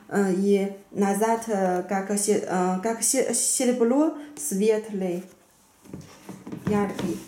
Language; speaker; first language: Russian; non-native, learner; Chinese